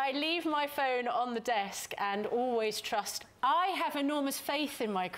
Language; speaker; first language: English; native; English